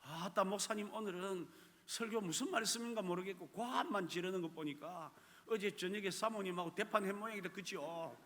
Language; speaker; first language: Korean; native; Korean